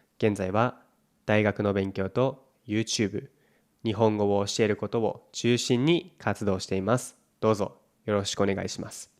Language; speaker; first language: Japanese; native; Japanese